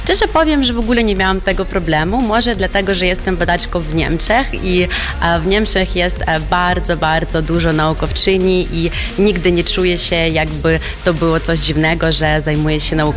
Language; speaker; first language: Polish; non-native, fluent; Ukrainian